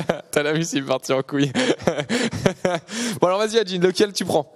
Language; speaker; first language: French; native; French